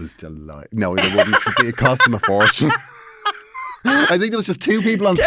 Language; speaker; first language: English; native; English